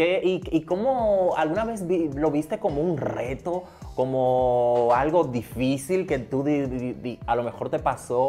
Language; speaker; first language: Spanish; native; Spanish